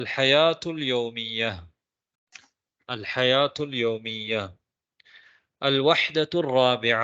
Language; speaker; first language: Arabic; non-native, fluent; Tamil